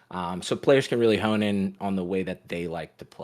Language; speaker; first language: English; native; English